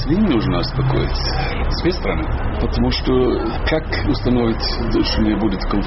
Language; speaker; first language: Russian; non-native, learner; Serbian